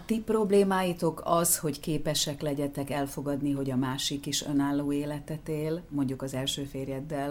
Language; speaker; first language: Hungarian; native; Hungarian